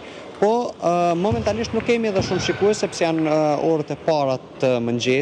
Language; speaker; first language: Albanian; native; Albanian